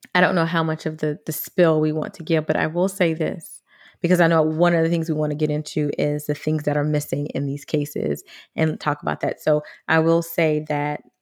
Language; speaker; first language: English; native; English